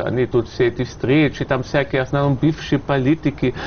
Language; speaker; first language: Russian; non-native, fluent; German